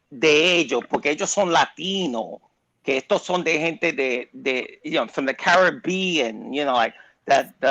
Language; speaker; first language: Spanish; early bilingual, heritage; Spanish